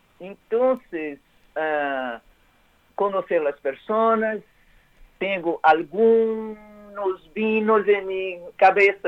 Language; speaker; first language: Spanish; non-native, learner; Portuguese